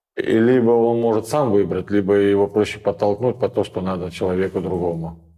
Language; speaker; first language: Russian; native; Russian